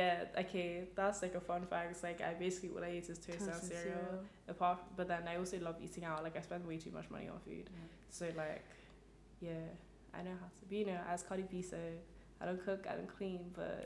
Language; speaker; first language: English; native; English